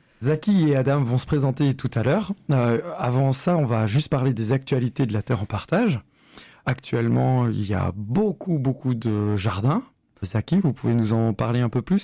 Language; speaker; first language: French; native; French